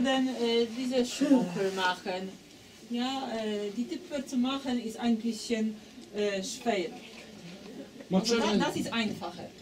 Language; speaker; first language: German; non-native, learner; Polish